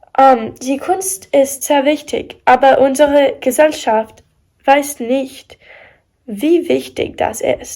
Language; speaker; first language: German; non-native, learner; English